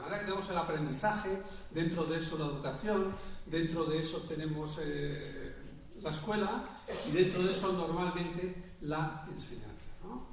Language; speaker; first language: Spanish; native; Spanish